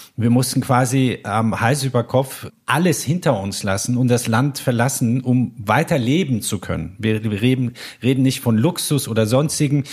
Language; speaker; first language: German; early bilingual, other home language; Persian